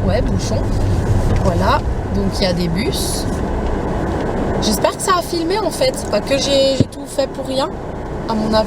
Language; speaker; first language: French; native; French